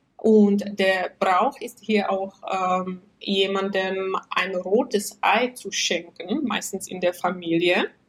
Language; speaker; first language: German; non-native, fluent; Czech